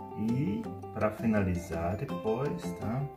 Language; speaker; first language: Portuguese; non-native, learner; German